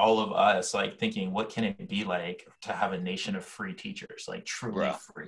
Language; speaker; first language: English; native; English